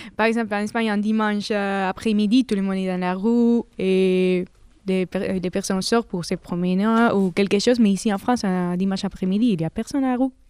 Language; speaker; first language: French; non-native, learner; Spanish